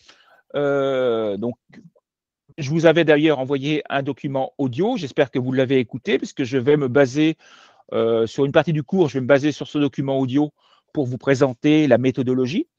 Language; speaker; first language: French; native; French